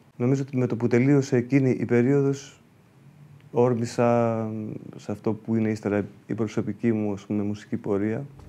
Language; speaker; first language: Greek; early bilingual, heritage; Greek